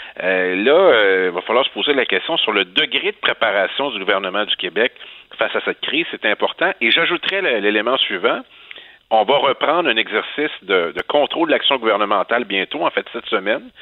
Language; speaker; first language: French; native; French